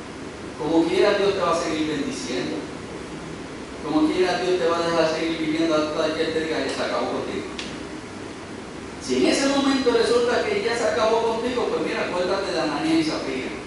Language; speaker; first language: Spanish; native; Spanish